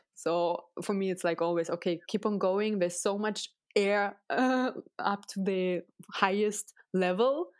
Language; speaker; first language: English; non-native, fluent; Russian